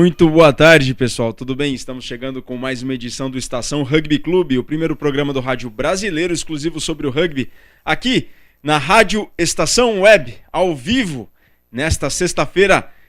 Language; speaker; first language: Portuguese; native; Portuguese